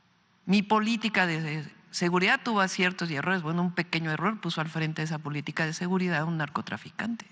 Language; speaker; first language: Spanish; native; Spanish